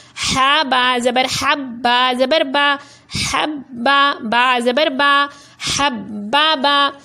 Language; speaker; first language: Urdu; non-native, local second language; Punjabi